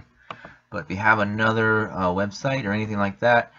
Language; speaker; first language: English; native; English